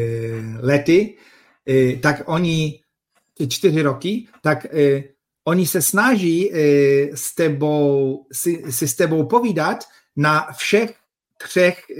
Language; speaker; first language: Czech; non-native, fluent; Polish